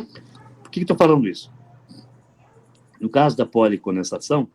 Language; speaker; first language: Portuguese; native; Portuguese